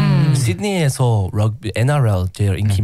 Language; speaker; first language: Korean; non-native, learner; English